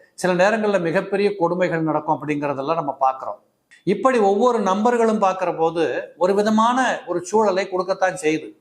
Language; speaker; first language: Tamil; native; Tamil